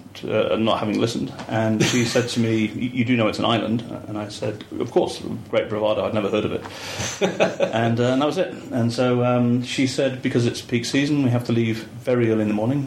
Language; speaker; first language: English; native; English